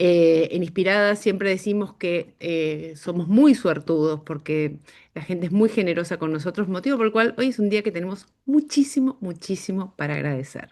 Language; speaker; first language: Spanish; native; Spanish